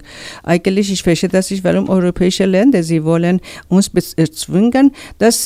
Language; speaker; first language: German; non-native, learner; Persian